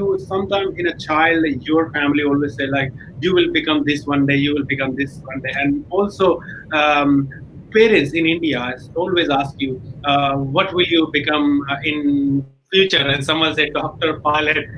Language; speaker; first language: English; non-native, local second language; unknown